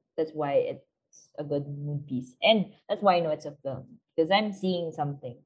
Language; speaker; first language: English; non-native, local second language; Filipino